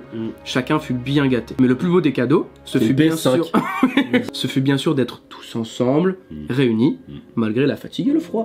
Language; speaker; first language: French; native; French